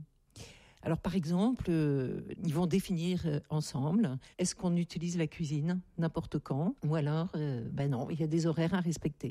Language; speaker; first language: French; native; French